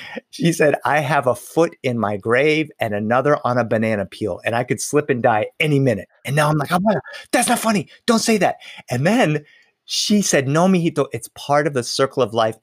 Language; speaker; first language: English; early bilingual, other home language; Spanish